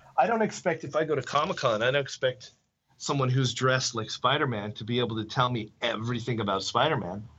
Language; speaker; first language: English; native; English